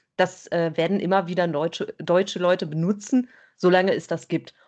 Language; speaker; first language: German; native; German